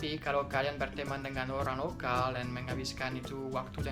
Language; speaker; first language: Indonesian; non-native, fluent; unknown